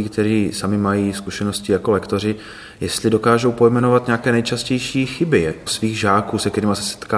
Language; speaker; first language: Czech; native; Czech